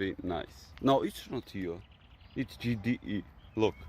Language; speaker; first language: English; non-native, learner; Georgian